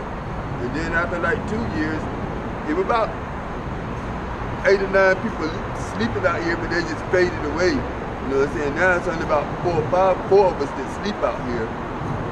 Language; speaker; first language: English; native; English